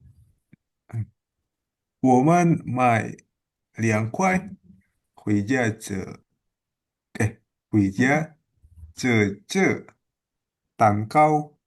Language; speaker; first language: Chinese; non-native, learner; Indonesian